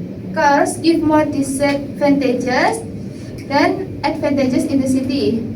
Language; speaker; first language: English; non-native, learner; Indonesian